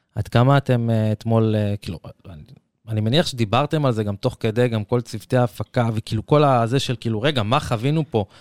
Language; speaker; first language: Hebrew; native; Hebrew